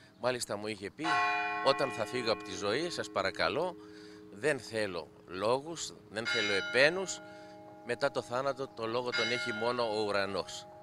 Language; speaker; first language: Greek; native; Greek